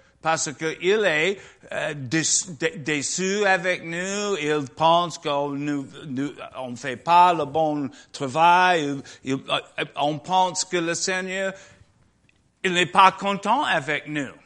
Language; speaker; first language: French; non-native, learner; English